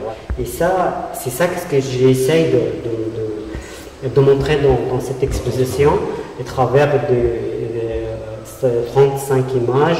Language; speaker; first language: French; non-native, fluent; Arabic